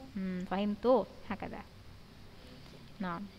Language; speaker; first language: Arabic; non-native, fluent; Indonesian